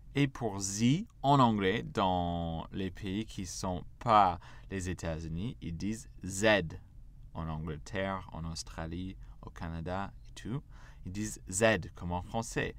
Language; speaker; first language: French; non-native, fluent; English